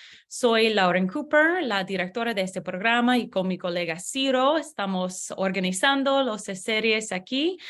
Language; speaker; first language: Spanish; non-native, learner; English